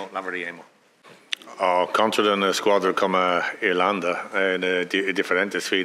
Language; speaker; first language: Italian; non-native, learner; English